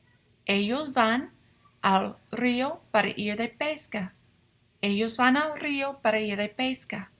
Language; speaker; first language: Spanish; non-native, fluent; English